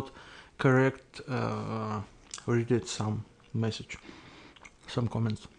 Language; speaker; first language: English; non-native, learner; Russian